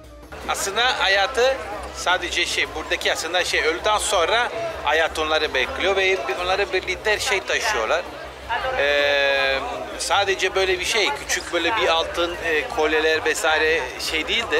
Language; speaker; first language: Turkish; non-native, fluent; Italian